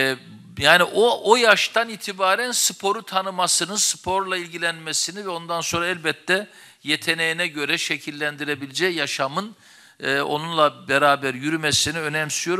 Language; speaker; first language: Turkish; native; Turkish